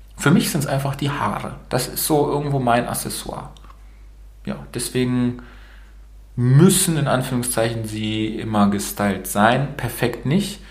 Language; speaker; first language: German; early bilingual, other home language; Romanian